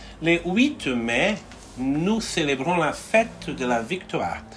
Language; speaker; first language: French; non-native, fluent; Portuguese